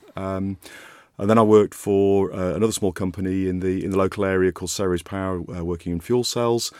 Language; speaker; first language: English; native; English